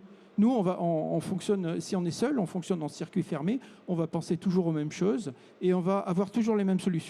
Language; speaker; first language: French; native; French